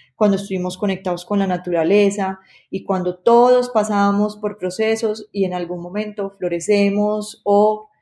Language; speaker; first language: Spanish; native; Spanish